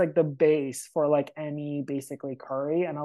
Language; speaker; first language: English; non-native, local second language; Hindi